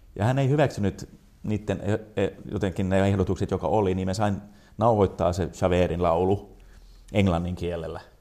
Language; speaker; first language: Finnish; non-native, local second language; Swedish